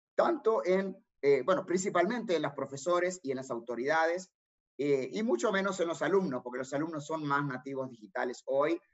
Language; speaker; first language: Spanish; native; Spanish